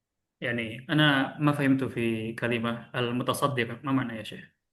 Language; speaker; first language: Arabic; non-native, fluent; Indonesian